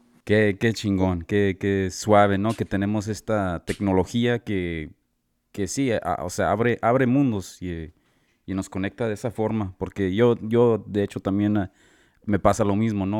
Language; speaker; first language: Spanish; early bilingual, heritage; Spanish